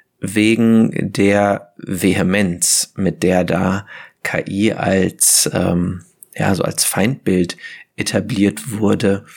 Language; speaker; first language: German; native; German